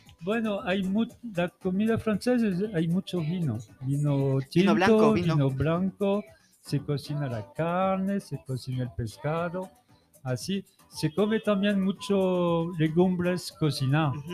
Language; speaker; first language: Spanish; non-native, learner; French